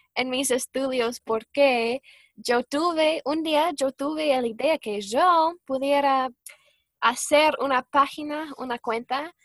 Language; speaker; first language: Spanish; non-native, fluent; English